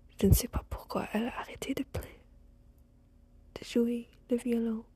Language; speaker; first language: French; non-native, learner; English